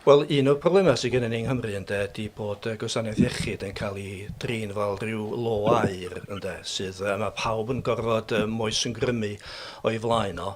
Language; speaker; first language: Welsh; native; Welsh